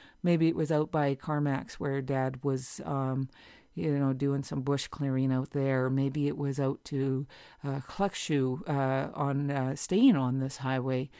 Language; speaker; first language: English; native; English